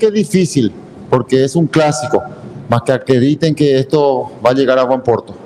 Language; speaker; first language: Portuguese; non-native, fluent; Spanish